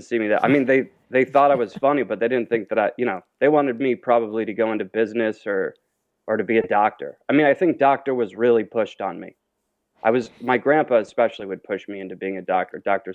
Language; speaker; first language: English; native; English